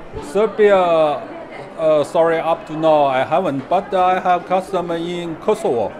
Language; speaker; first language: English; non-native, learner; Chinese